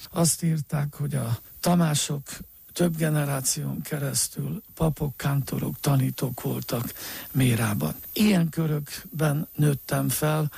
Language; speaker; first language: Hungarian; native; Hungarian